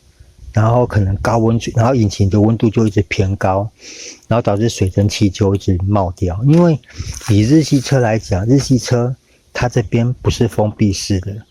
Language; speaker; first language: Chinese; native; Chinese